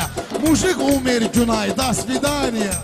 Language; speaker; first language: Russian; non-native, learner; Talysh